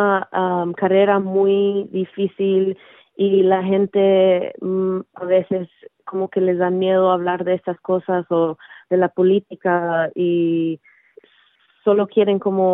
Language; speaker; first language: Spanish; early bilingual, heritage; Spanish